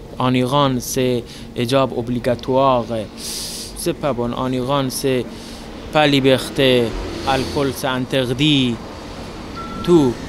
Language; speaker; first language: French; non-native, learner; Persian